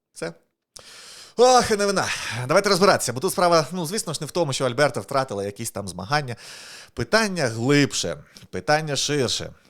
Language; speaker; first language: Ukrainian; native; Ukrainian